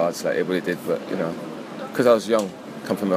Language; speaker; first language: English; native; English